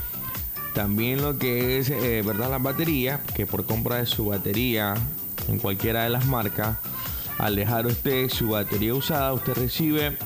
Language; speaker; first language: Spanish; native; Spanish